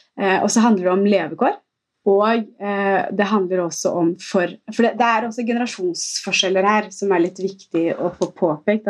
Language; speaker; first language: Norwegian; early bilingual, other home language; Somali